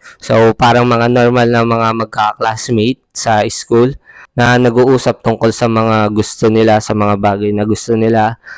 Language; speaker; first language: Filipino; native; Filipino